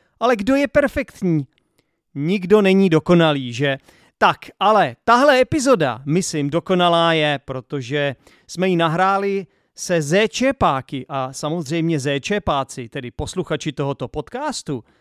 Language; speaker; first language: Czech; native; Czech